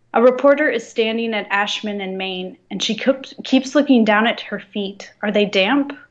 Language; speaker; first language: English; native; English